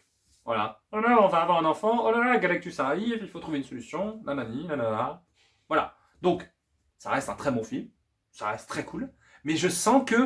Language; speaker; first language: French; native; French